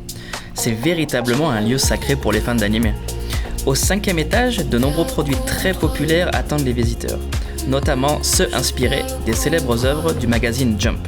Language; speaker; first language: French; native; French